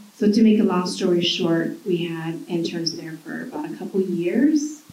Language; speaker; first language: English; early bilingual, other home language; Spanish